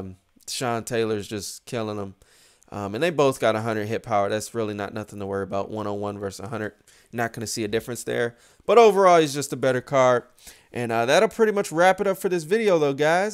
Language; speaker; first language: English; native; English